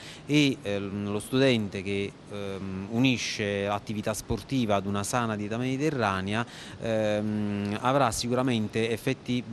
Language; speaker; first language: Italian; native; Italian